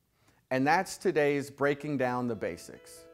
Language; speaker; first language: English; native; English